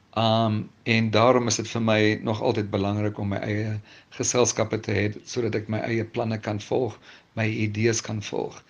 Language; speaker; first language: Afrikaans; native; Afrikaans